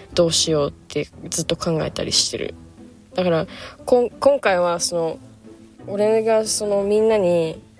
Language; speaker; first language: Japanese; native; Japanese